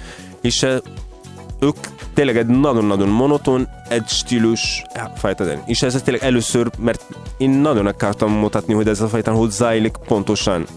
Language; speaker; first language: Hungarian; non-native, learner; Arabic